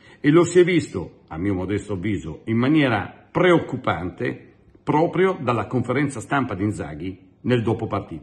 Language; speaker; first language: Italian; native; Italian